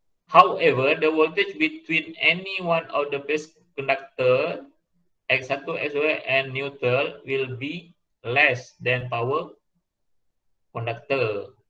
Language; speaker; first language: English; non-native, local second language; Malay